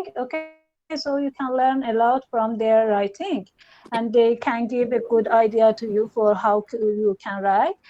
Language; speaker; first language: English; non-native, learner; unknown